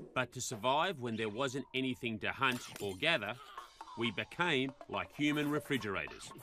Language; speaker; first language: English; native; English